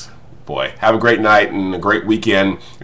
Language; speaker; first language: English; native; English